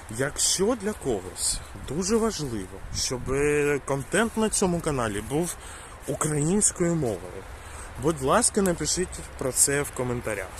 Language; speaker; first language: Ukrainian; non-native, local second language; Russian